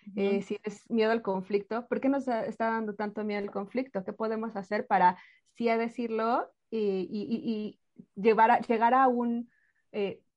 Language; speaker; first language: Spanish; native; Spanish